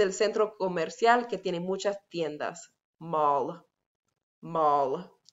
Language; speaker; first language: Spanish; non-native, fluent; English